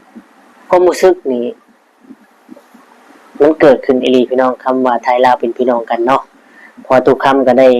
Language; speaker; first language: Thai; non-native, local second language; Lao